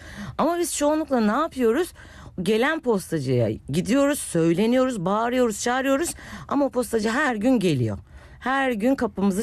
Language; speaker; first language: Turkish; native; Turkish